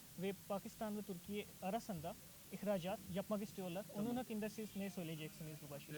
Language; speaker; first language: Turkish; non-native, learner; Urdu